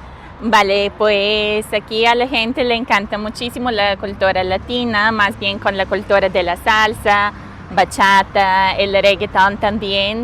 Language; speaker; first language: Spanish; non-native, fluent; Bulgarian